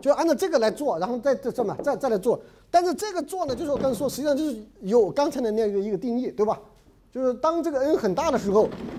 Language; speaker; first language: Chinese; native; Chinese